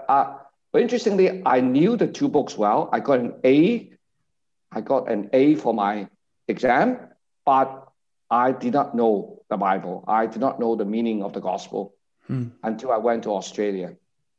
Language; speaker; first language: English; non-native, local second language; Cantonese